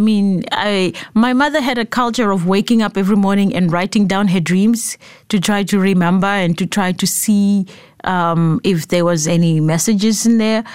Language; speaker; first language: English; non-native, local second language; Southern Sotho